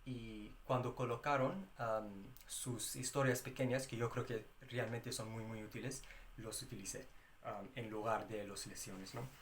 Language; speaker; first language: Spanish; non-native, fluent; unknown